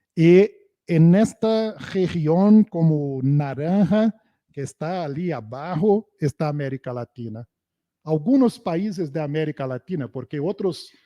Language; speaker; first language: Spanish; non-native, fluent; Portuguese